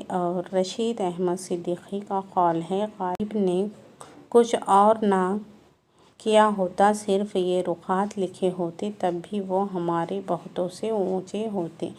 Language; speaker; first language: Urdu; native; Urdu